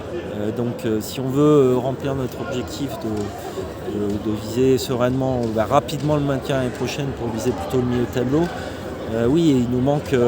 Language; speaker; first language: French; native; French